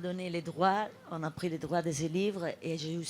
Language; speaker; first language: French; non-native, fluent; Italian